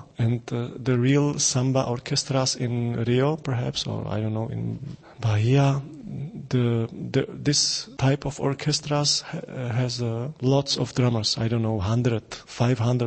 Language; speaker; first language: English; non-native, learner; Czech